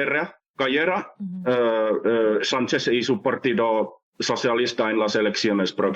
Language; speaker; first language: Spanish; non-native, fluent; Finnish